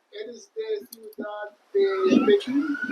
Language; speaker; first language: Spanish; non-native, learner; English